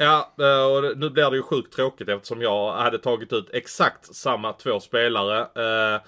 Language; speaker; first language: Swedish; native; Swedish